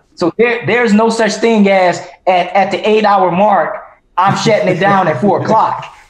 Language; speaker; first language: English; native; English